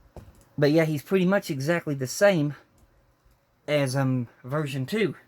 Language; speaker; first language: English; native; English